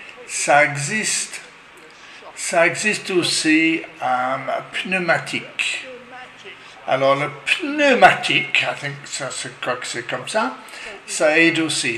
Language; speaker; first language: French; non-native, learner; English